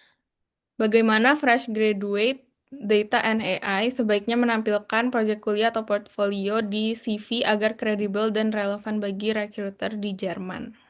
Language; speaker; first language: Indonesian; native; Indonesian